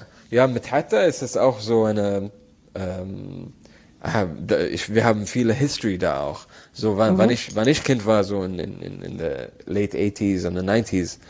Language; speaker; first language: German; non-native, learner; Arabic